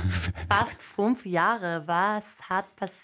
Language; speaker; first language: German; non-native, learner; English